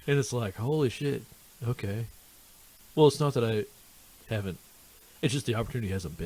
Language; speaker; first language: English; native; English